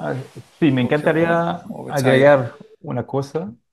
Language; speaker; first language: Spanish; non-native, fluent; French